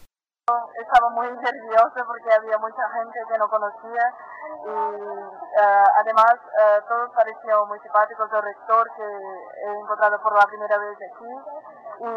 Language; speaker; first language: Spanish; non-native, learner; Portuguese